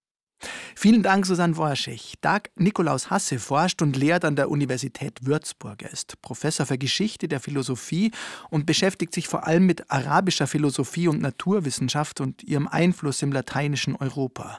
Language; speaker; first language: German; native; German